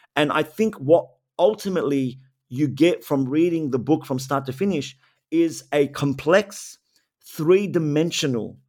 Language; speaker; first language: English; native; English